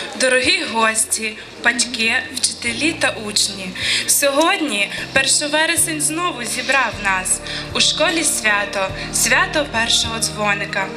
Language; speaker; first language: Ukrainian; native; Ukrainian